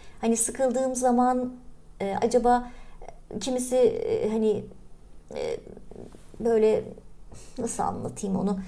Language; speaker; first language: Turkish; native; Turkish